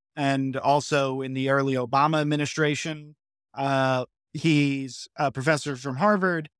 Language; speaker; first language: English; native; English